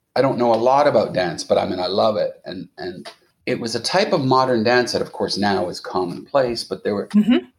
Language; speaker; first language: English; native; English